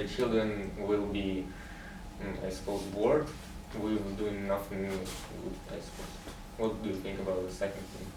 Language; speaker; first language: English; non-native, fluent; Russian